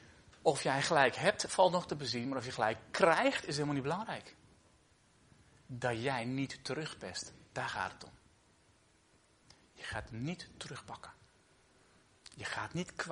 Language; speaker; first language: Dutch; native; Dutch